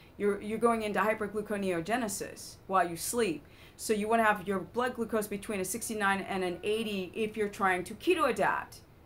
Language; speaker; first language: English; native; English